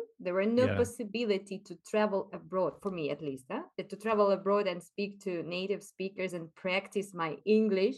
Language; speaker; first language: English; non-native, fluent; Russian